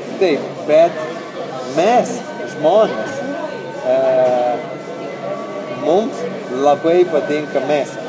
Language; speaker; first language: Lithuanian; non-native, learner; Italian